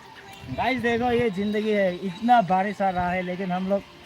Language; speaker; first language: Hindi; non-native, local second language; Thado Chin